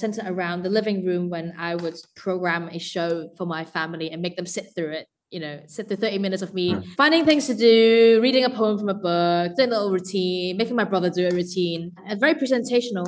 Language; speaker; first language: English; non-native, local second language; Cantonese